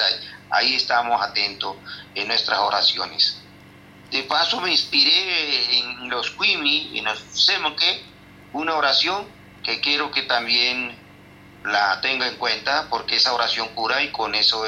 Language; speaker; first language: Spanish; non-native, local second language; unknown